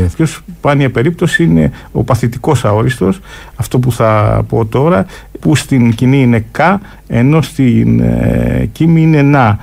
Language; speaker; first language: Greek; native; Greek